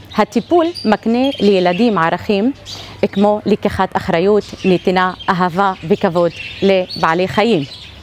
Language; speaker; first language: Hebrew; non-native, local second language; Arabic